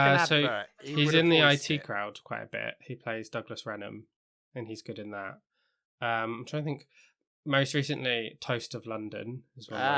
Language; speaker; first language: English; native; English